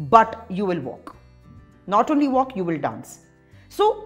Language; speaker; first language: English; non-native, local second language; Tamil